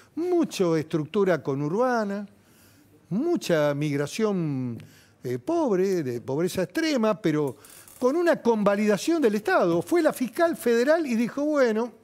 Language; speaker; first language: Spanish; native; Spanish